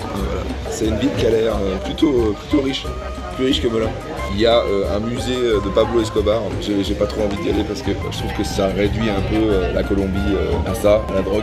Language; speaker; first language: French; native; French